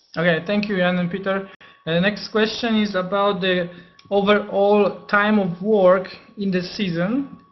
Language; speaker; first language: English; non-native, fluent; Polish